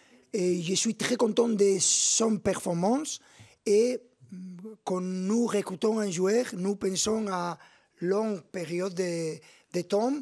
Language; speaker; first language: French; non-native, fluent; Spanish